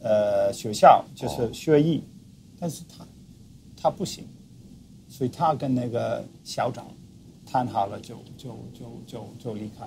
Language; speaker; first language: Chinese; non-native, fluent; English